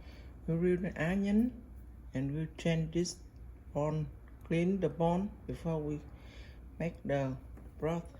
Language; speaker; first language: English; non-native, learner; Vietnamese